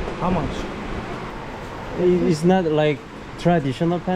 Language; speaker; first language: English; non-native, learner; Korean